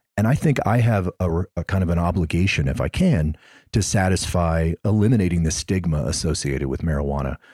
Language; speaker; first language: English; native; English